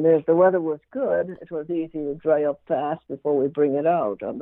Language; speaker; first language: English; native; English